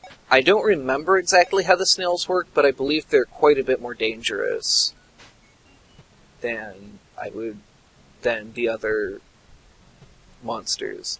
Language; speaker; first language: English; native; English